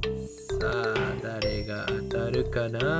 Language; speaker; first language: Japanese; native; Japanese